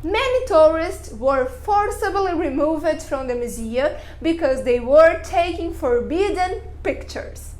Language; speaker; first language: English; non-native, fluent; Portuguese